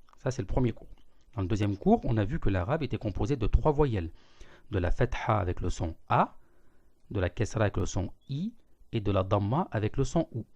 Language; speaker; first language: French; native; French